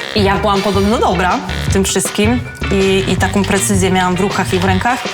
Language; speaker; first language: Polish; native; Polish